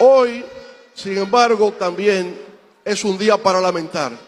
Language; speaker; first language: Spanish; native; Spanish